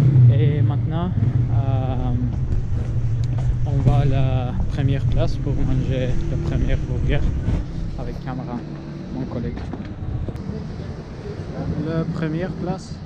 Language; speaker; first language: French; non-native, learner; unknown